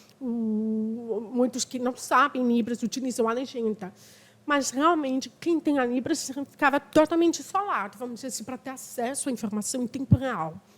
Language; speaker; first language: Portuguese; native; Portuguese